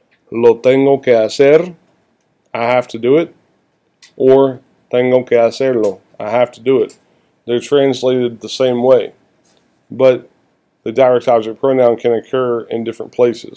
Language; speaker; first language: English; native; English